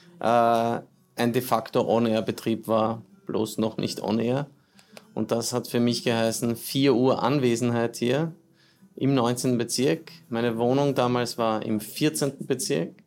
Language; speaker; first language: German; native; German